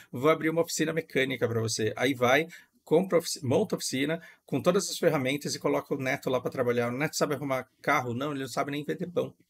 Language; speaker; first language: Portuguese; native; Portuguese